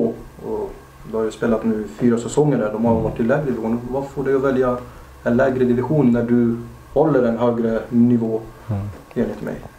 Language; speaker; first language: Swedish; native; Swedish